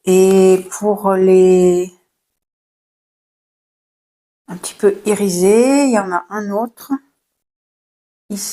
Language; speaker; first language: French; native; French